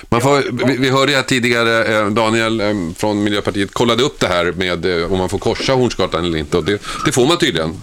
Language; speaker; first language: Swedish; native; Swedish